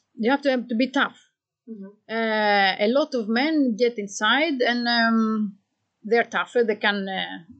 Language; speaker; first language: English; non-native, fluent; Greek